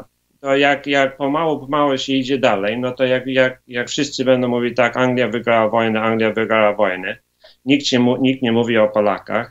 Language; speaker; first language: Polish; early bilingual, heritage; Polish